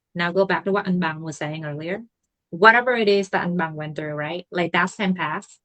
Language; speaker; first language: English; non-native, fluent; Vietnamese